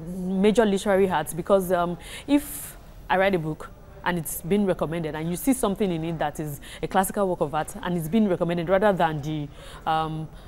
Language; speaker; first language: English; non-native, local second language; Yoruba